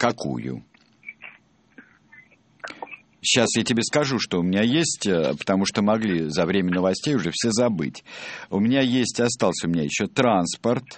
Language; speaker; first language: Russian; native; Russian